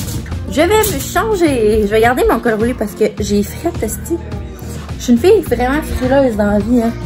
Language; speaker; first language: French; native; French